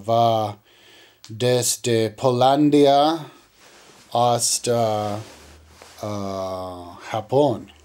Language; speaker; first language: Spanish; non-native, learner; English